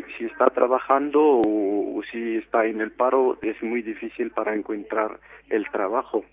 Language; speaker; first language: Spanish; non-native, fluent; Arabic